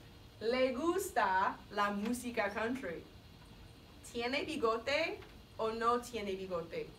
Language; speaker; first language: Spanish; non-native, fluent; English